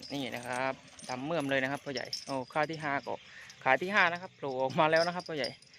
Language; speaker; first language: Thai; non-native, local second language; Khmer